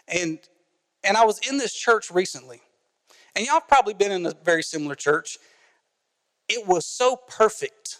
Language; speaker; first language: English; native; English